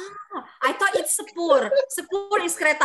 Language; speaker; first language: English; non-native, fluent; Indonesian